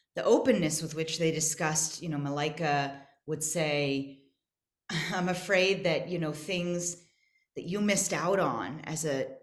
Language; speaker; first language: English; native; English